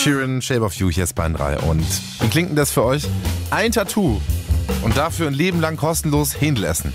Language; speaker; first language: German; native; German